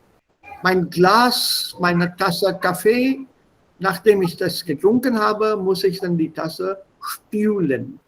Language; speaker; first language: German; non-native, fluent; Hindi